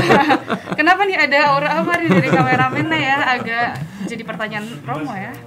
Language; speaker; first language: Indonesian; native; Indonesian